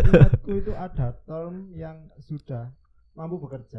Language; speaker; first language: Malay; non-native, local second language; Javanese